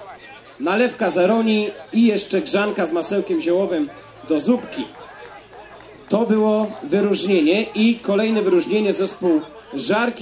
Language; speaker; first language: Polish; native; Polish